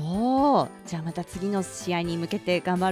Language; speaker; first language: Japanese; native; Japanese